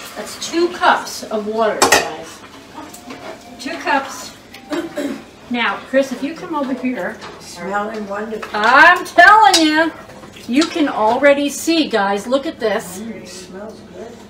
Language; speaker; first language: English; native; English